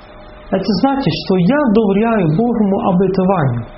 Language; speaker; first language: Russian; non-native, fluent; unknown